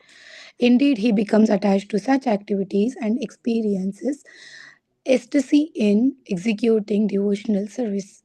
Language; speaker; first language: English; non-native, fluent; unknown